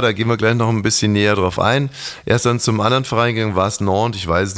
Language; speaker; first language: German; native; German